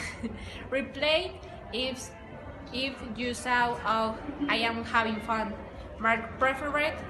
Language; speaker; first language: English; non-native, learner; Spanish